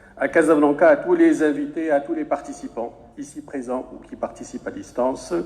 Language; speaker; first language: French; non-native, local second language; Arabic